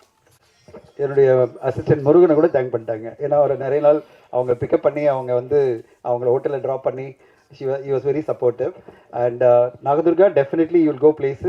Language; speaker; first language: Tamil; native; Tamil